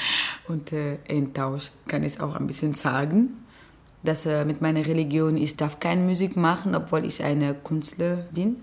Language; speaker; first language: German; non-native, learner; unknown